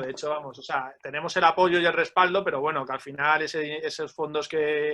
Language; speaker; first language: Spanish; native; Spanish